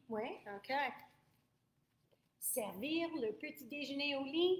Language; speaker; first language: French; non-native, fluent; English